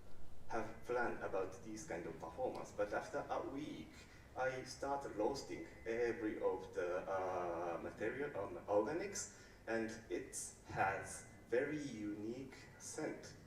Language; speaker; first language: English; non-native, learner; Japanese